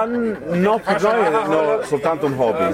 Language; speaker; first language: Italian; non-native, learner; German